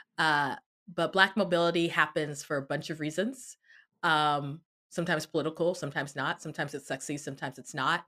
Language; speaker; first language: English; early bilingual, other home language; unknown